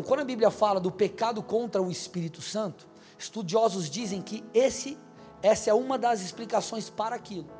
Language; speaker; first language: Portuguese; native; Portuguese